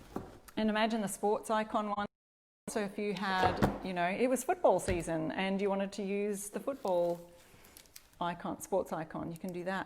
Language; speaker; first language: English; native; English